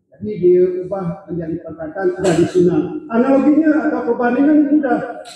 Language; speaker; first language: Malay; native; Malay